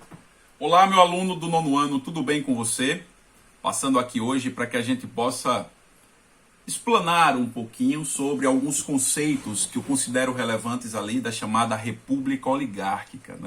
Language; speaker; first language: Portuguese; native; Portuguese